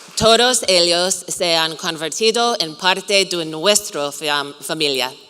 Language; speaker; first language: Spanish; non-native, learner; English